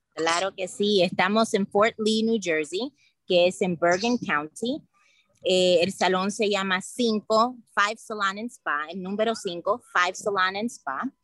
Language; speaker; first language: Spanish; early bilingual, heritage; Spanish